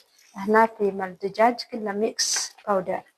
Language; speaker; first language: Arabic; non-native, learner; Amharic